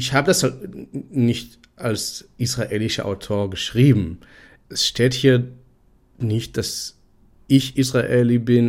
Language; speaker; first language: German; non-native, fluent; Hebrew